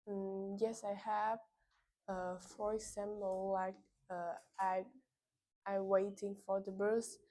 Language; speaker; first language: English; non-native, learner; Vietnamese